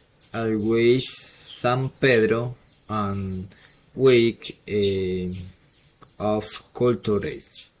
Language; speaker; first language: English; non-native, learner; Spanish